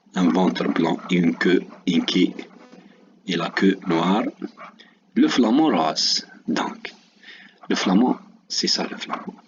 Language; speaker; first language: French; non-native, local second language; Arabic